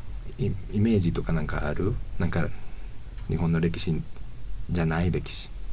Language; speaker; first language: Japanese; non-native, fluent; Spanish